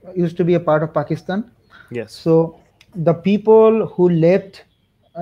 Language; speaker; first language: English; non-native, local second language; Bangla